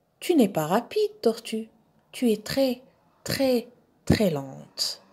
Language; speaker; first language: French; non-native, local second language; Arabic